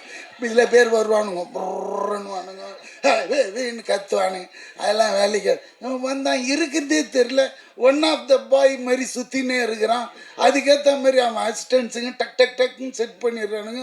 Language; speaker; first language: Tamil; native; Tamil